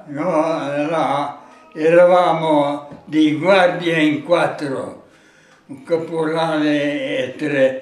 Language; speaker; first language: Italian; non-native, local second language; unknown